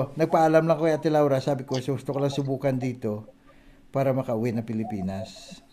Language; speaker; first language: Filipino; non-native, local second language; Cebuano